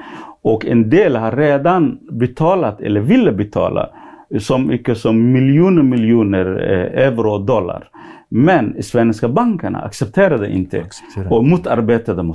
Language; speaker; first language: Swedish; non-native, fluent; Somali